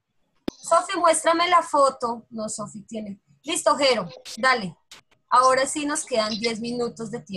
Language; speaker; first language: Spanish; native; Spanish